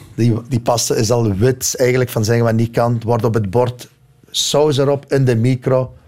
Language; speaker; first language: Dutch; native; Dutch